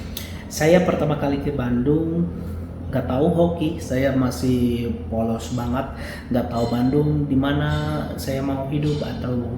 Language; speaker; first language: Indonesian; non-native, fluent; Arabic